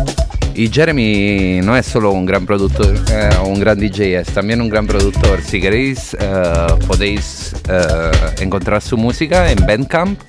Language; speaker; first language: Spanish; non-native, fluent; Italian